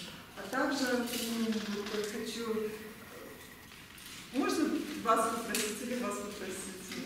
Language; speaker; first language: Russian; native; Russian